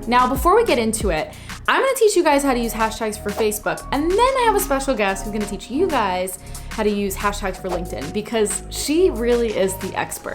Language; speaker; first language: English; native; English